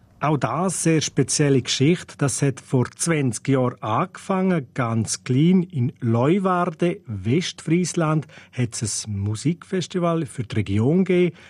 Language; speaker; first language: German; non-native, local second language; Romansh